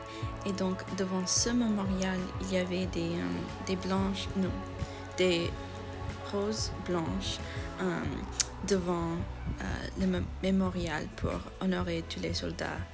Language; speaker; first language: French; non-native, learner; English